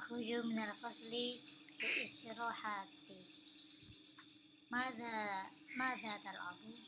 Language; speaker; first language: Arabic; non-native, learner; Indonesian